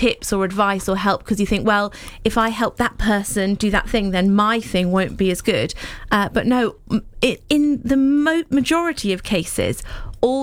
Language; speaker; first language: English; native; English